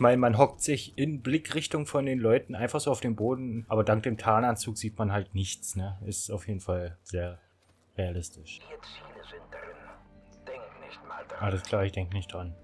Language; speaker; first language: German; native; German